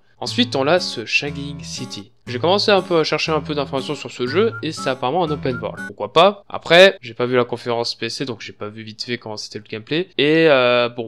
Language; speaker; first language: French; native; French